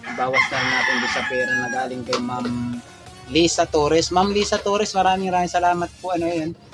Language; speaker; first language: Filipino; native; Filipino